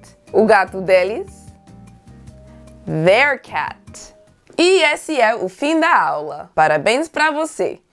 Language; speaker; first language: Portuguese; non-native, fluent; English